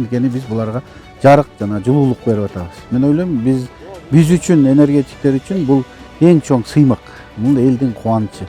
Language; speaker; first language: Kyrgyz; native; Kyrgyz